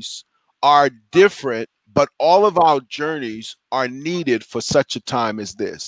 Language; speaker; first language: English; native; English